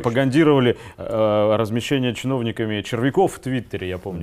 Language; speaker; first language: Russian; native; Russian